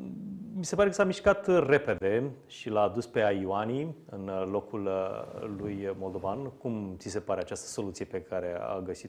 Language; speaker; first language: Romanian; native; Romanian